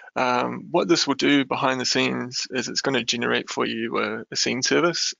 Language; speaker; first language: English; native; English